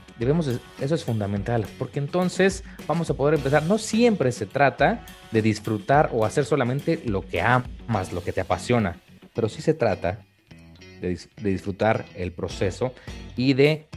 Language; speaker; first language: Spanish; native; Spanish